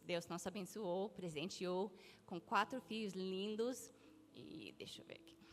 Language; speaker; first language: Portuguese; non-native, fluent; English